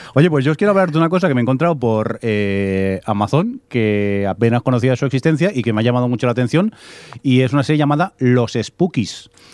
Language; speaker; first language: Spanish; native; Spanish